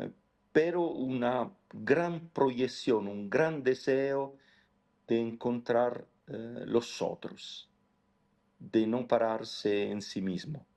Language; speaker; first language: Spanish; non-native, fluent; Italian